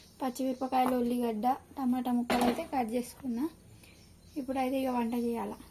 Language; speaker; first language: Telugu; non-native, local second language; Lambadi